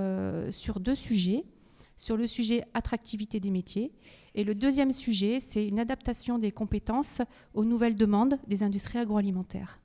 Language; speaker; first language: French; native; French